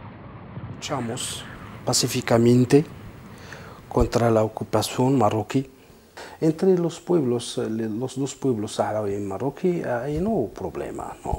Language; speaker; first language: Spanish; non-native, fluent; Arabic